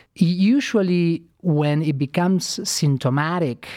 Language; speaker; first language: English; non-native, fluent; Spanish